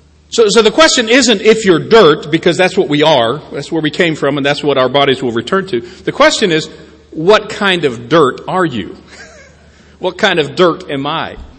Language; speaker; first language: English; native; English